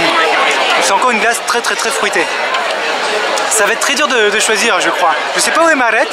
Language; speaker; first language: French; native; French